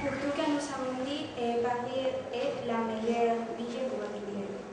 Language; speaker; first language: French; non-native, learner; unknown